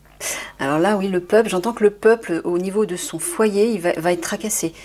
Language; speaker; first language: French; native; French